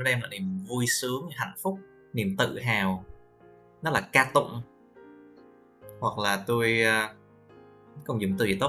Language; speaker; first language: Vietnamese; native; Vietnamese